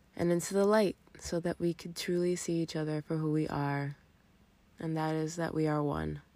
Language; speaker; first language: English; native; English